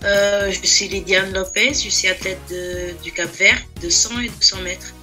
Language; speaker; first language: French; non-native, fluent; Portuguese